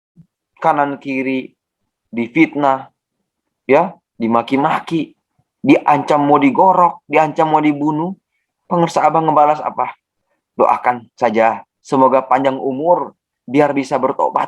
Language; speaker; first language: Indonesian; native; Indonesian